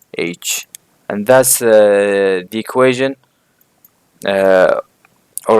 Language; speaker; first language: English; non-native, fluent; Arabic